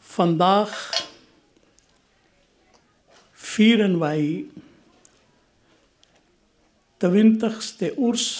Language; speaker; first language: Dutch; non-native, fluent; Urdu